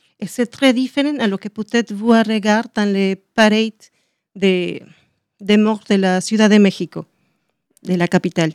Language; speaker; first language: French; non-native, learner; Spanish